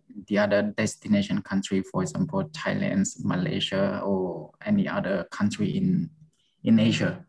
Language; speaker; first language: English; non-native, fluent; Khmer